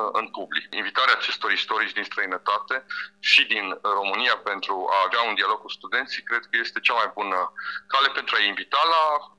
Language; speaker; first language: Romanian; native; Romanian